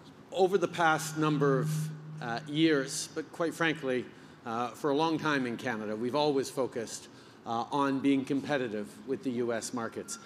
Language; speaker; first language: English; early bilingual, other home language; French